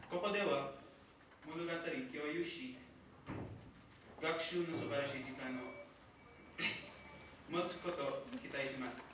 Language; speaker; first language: Japanese; non-native, learner; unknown